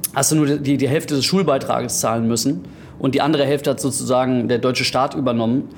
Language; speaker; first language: German; early bilingual, other home language; Greek